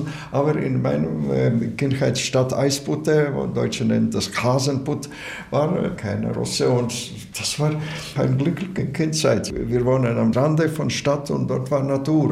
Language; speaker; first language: German; non-native, learner; Latvian